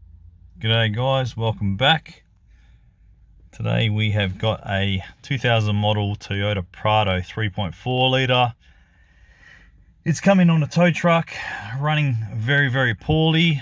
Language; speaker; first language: English; native; English